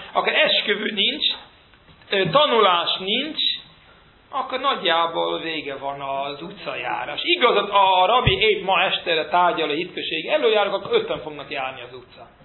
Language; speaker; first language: Hungarian; early bilingual, heritage; Hungarian